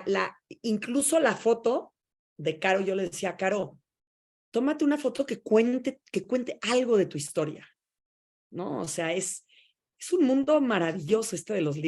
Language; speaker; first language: Spanish; native; Spanish